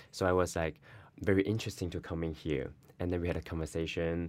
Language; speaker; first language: English; non-native, learner; Chinese